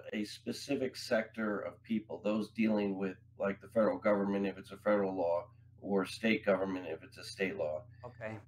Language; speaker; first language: English; native; English